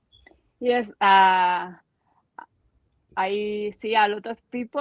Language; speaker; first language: English; non-native, learner; Spanish